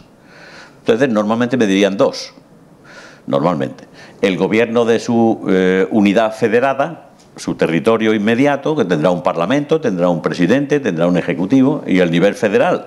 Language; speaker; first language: Spanish; native; Spanish